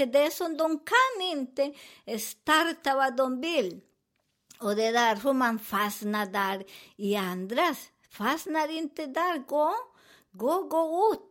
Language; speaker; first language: Swedish; non-native, learner; Spanish